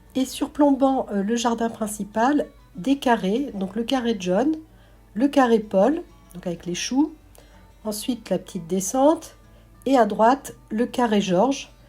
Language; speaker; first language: French; native; French